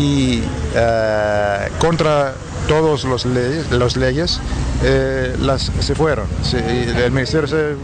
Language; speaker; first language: Spanish; non-native, fluent; Greek